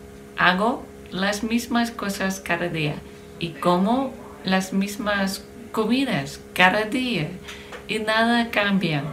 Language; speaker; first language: Spanish; non-native, learner; English